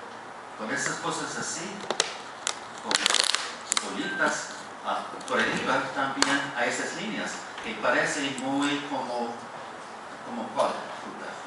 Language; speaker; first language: Spanish; non-native, fluent; English